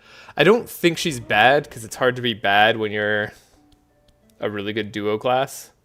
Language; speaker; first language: English; native; English